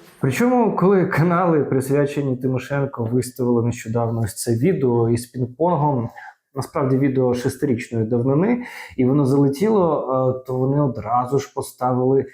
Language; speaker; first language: Ukrainian; native; Ukrainian